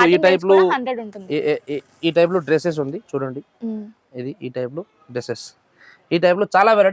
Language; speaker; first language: Telugu; non-native, local second language; Hindi